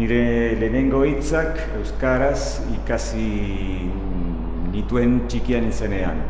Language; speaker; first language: Basque; non-native, learner; Spanish